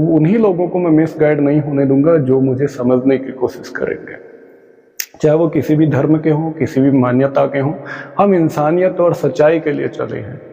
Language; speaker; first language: Hindi; non-native, local second language; Punjabi